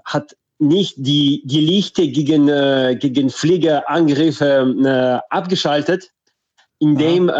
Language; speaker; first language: German; non-native, fluent; Russian